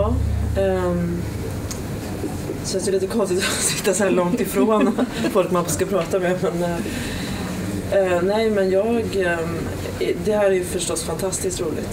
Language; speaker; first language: Swedish; native; Swedish